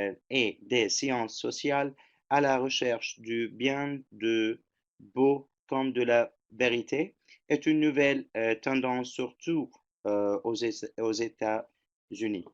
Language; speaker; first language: French; non-native, fluent; Turkish